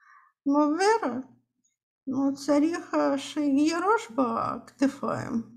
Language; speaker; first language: Hebrew; non-native, fluent; Russian